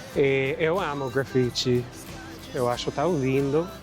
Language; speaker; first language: Portuguese; non-native, fluent; English